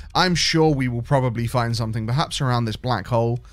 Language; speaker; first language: English; native; English